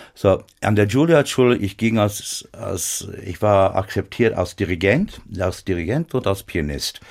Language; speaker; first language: German; non-native, fluent; English